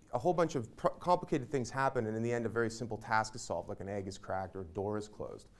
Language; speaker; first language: English; native; English